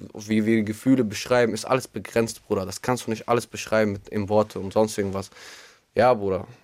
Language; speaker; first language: German; non-native, fluent; Albanian